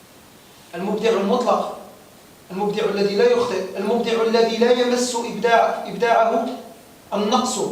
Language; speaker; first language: Arabic; native; Arabic